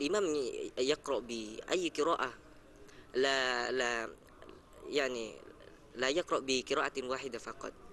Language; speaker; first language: Arabic; non-native, fluent; Indonesian